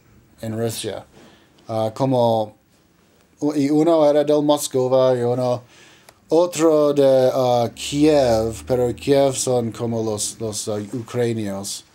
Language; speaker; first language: Spanish; non-native, learner; English